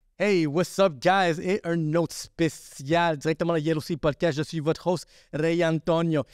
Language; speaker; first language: French; early bilingual, other home language; Spanish